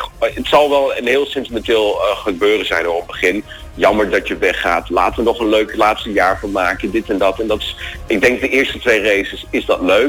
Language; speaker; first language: Dutch; native; Dutch